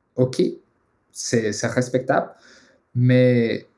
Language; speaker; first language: French; non-native, fluent; Spanish